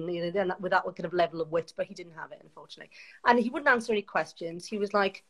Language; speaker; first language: English; native; English